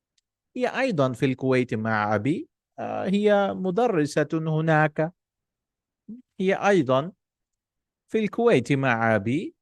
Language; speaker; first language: Arabic; non-native, fluent; Urdu